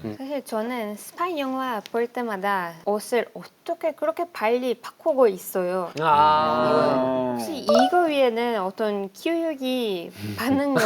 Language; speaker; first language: Korean; non-native, fluent; Hebrew